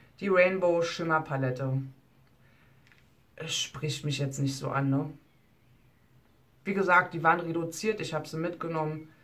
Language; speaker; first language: German; native; German